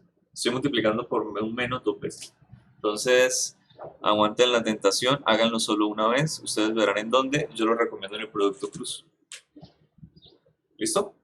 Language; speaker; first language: Spanish; native; Spanish